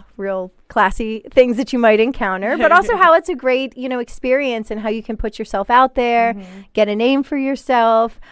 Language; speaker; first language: English; native; English